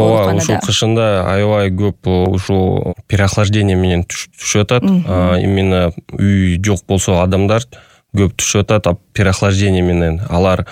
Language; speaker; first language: Kyrgyz; non-native, local second language; Russian